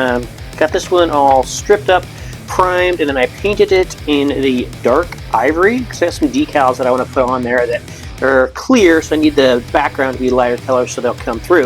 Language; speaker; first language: English; native; English